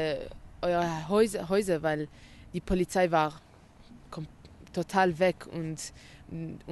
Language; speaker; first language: German; non-native, learner; Arabic